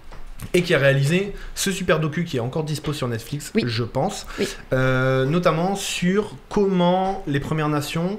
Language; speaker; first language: French; native; French